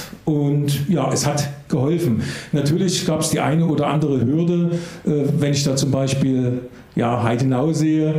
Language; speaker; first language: German; native; German